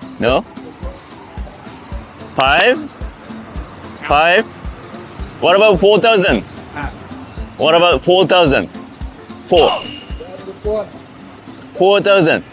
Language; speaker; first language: English; non-native, learner; Japanese